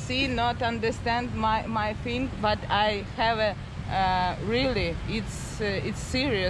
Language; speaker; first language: English; non-native, learner; Russian